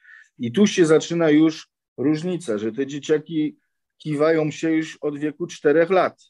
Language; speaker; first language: Polish; early bilingual, heritage; Polish